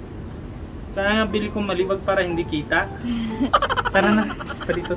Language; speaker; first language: Filipino; non-native, learner; Punjabi